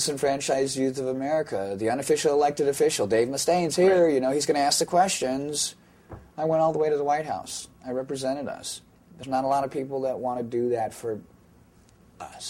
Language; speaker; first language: English; native; English